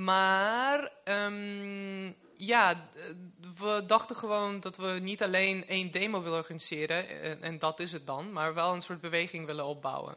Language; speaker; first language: Dutch; non-native, fluent; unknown